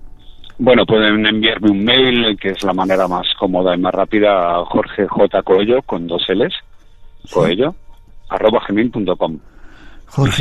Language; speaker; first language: Spanish; native; Spanish